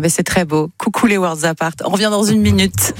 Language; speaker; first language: French; native; French